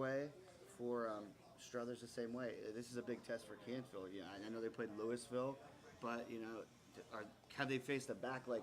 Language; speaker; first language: English; native; English